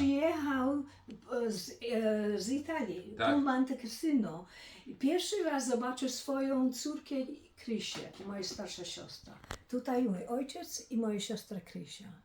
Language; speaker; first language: Polish; early bilingual, heritage; Polish